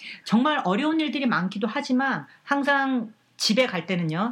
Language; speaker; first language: Korean; native; Korean